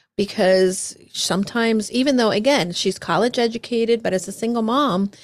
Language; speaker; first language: English; early bilingual, other home language; Spanish